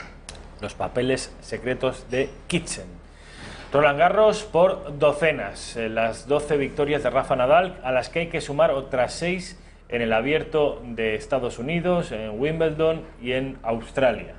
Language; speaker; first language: Spanish; native; Spanish